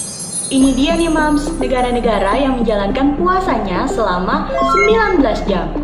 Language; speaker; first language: Indonesian; native; Indonesian